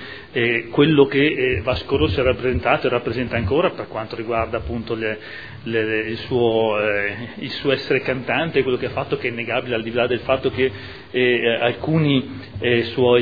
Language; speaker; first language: Italian; native; Italian